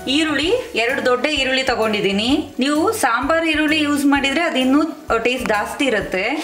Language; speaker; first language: Kannada; non-native, local second language; Kodava